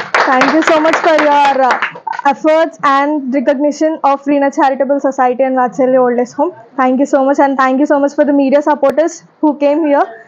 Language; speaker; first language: English; non-native, local second language; Telugu